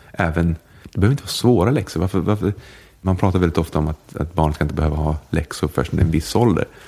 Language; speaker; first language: Swedish; native; Swedish